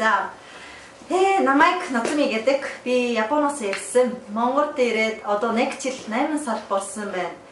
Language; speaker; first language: Mongolian; non-native, learner; Japanese